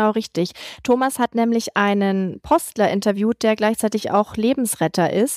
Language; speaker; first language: German; native; German